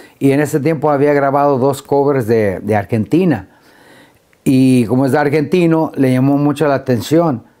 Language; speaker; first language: Spanish; early bilingual, heritage; Spanish